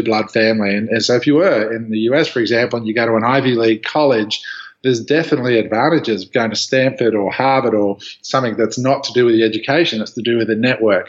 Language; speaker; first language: English; native; English